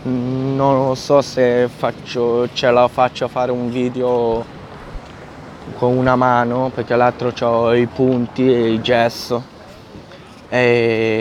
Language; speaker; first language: Italian; non-native, fluent; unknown